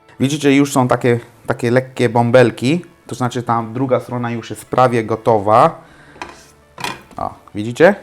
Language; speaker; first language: Polish; non-native, fluent; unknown